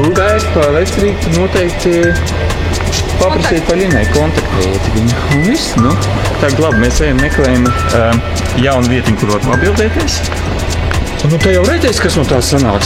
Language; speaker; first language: Latvian; native; Latvian